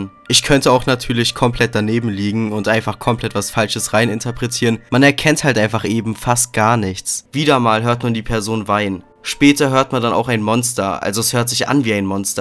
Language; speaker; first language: German; native; German